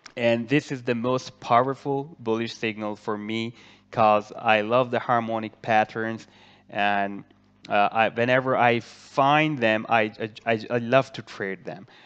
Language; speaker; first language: English; non-native, local second language; Urdu